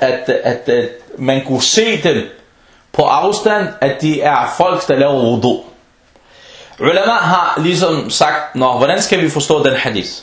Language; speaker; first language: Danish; non-native, fluent; Arabic